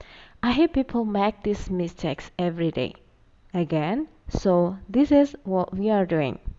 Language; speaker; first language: English; non-native, fluent; Indonesian